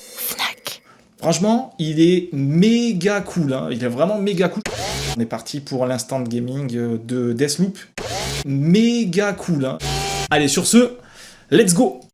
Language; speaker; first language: French; native; French